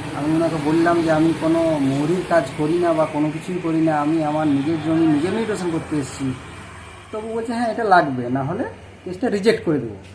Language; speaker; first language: Bangla; native; Bangla